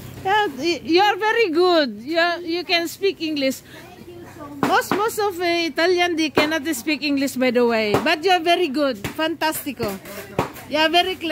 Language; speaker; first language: English; non-native, learner; Filipino